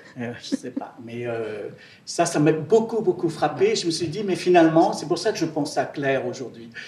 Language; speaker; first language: French; native; French